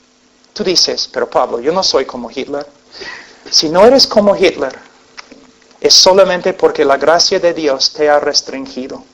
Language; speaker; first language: Spanish; non-native, fluent; English